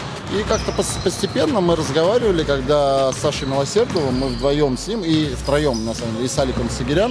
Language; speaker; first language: Russian; native; Russian